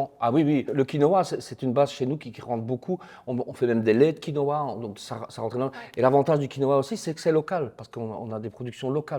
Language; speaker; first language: French; native; French